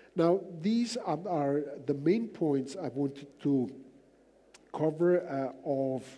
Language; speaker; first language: English; non-native, fluent; Danish